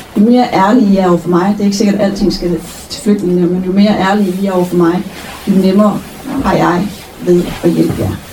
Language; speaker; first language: Danish; native; Danish